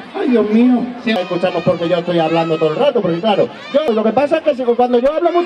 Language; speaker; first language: Spanish; native; Spanish